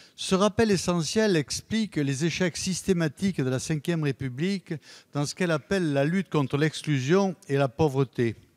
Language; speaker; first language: French; native; French